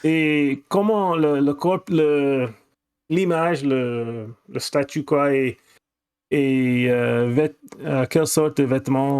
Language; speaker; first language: French; non-native, fluent; English